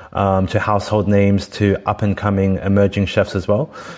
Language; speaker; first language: English; native; English